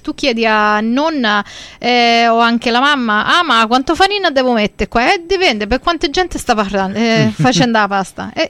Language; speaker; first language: Italian; early bilingual, heritage; Italian